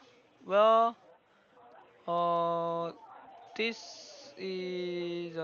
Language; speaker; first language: English; non-native, learner; Korean